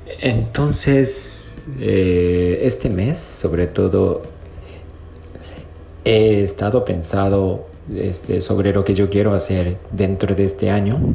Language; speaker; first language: Spanish; non-native, fluent; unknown